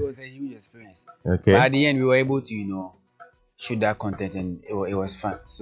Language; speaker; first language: English; non-native, local second language; Akan